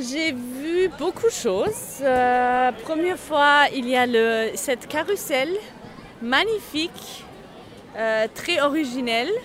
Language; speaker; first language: French; non-native, learner; German